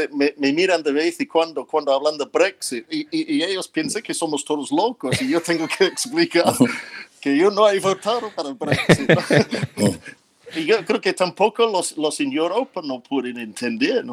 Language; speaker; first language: Spanish; non-native, fluent; English